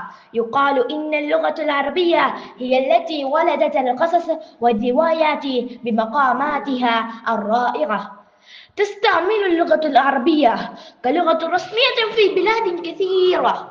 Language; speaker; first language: Arabic; non-native, learner; Malayalam